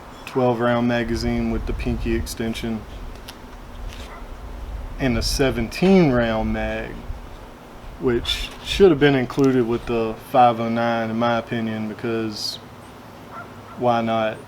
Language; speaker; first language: English; native; English